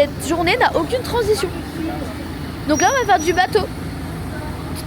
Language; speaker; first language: French; native; French